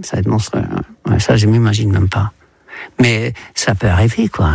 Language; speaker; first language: French; non-native, fluent; Dutch